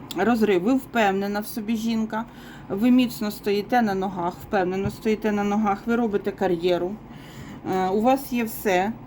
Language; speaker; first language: Ukrainian; non-native, local second language; Russian